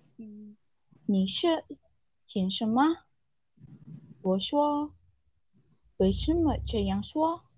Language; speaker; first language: Chinese; non-native, learner; Indonesian